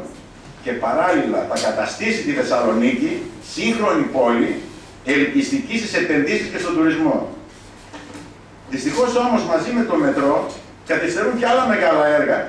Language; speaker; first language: Greek; native; Greek